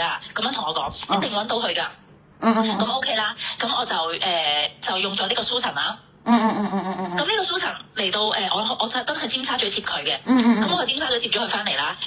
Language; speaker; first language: Cantonese; native; Cantonese